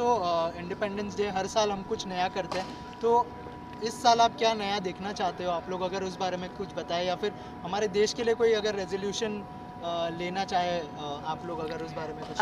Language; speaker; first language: Hindi; native; Hindi